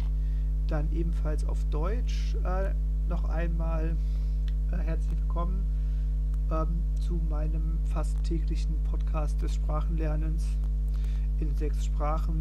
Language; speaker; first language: German; non-native, fluent; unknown